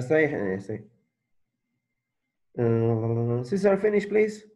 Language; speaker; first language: English; non-native, learner; Spanish